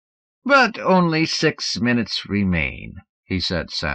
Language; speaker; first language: English; native; English